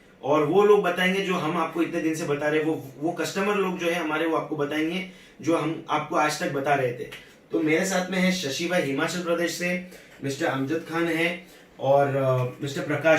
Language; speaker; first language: Hindi; native; Hindi